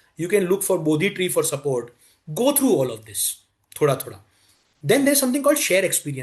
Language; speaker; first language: English; non-native, local second language; Hindi